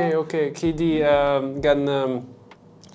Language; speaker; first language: Vietnamese; non-native, learner; English